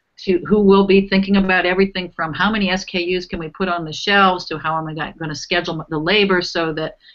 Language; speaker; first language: English; native; English